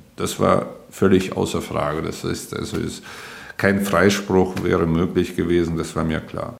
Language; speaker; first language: German; early bilingual, other home language; Russian